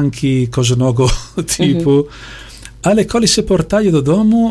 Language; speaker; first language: Polish; non-native, learner; Italian